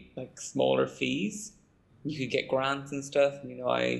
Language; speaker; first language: English; native; English